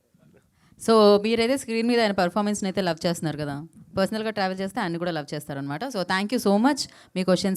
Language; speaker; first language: Telugu; native; Telugu